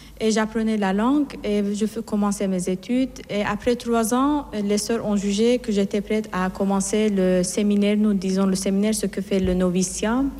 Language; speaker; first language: French; non-native, fluent; Persian